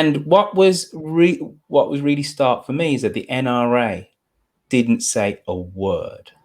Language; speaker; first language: English; native; English